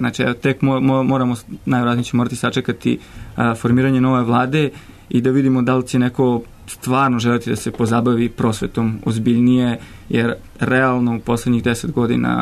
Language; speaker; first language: Serbian; native; Serbian